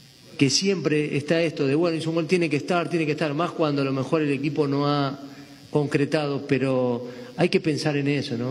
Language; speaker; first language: Spanish; native; Spanish